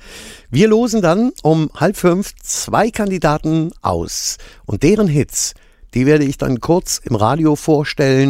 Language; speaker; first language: German; native; German